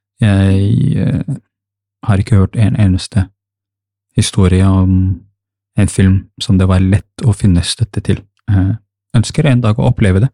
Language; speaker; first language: Norwegian; non-native, fluent; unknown